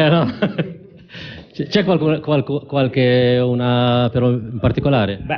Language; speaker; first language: Italian; non-native, fluent; Maltese